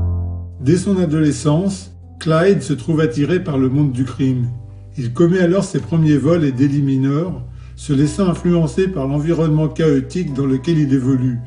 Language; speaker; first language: French; native; French